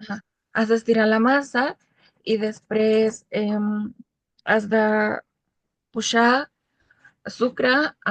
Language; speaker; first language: Catalan; non-native, learner; Spanish